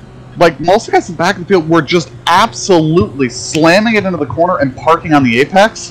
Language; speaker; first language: English; native; English